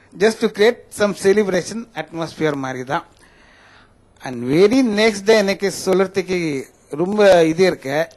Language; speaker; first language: Tamil; non-native, fluent; Marathi